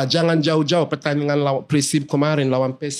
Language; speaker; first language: Indonesian; non-native, fluent; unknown